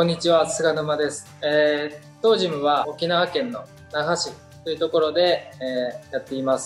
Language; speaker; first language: Japanese; native; Japanese